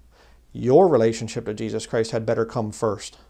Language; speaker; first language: English; native; English